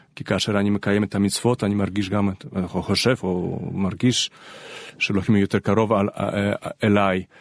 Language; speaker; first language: Hebrew; non-native, fluent; Polish